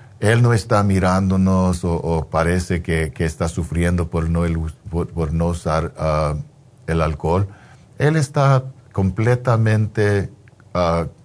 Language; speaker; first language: Spanish; non-native, fluent; English